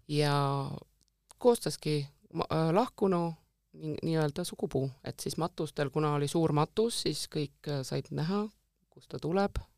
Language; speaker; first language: Estonian; native; Estonian